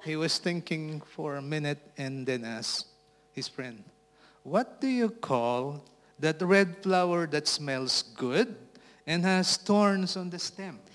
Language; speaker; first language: English; non-native, local second language; Filipino